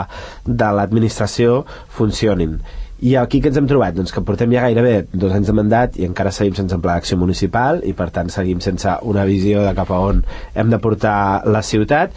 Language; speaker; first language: Catalan; native; Catalan